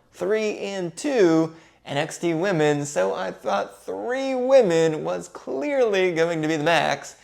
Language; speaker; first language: English; native; English